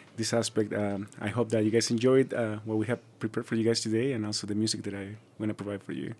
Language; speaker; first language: English; non-native, fluent; Spanish